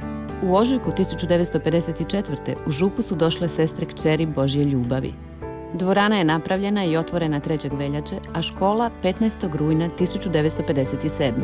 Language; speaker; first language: Croatian; native; Croatian